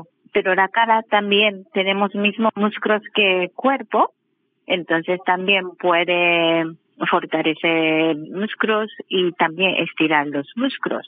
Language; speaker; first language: Spanish; non-native, learner; Japanese